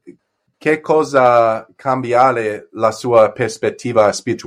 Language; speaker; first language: Italian; non-native, learner; English